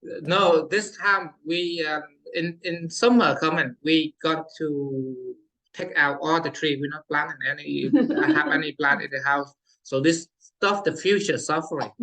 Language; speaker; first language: English; non-native, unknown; Vietnamese